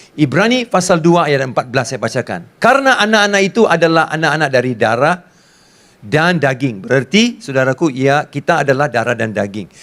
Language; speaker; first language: Malay; non-native, local second language; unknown